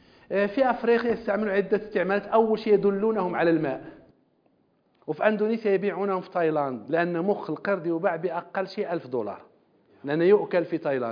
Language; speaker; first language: Arabic; native; Arabic